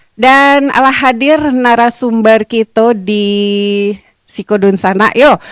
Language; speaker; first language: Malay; non-native, local second language; Minangkabau